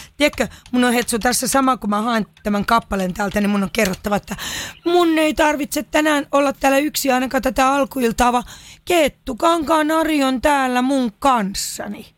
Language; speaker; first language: Finnish; native; Finnish